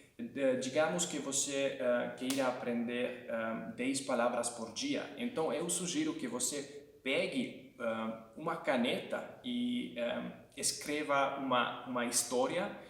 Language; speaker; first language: Portuguese; non-native, fluent; Hungarian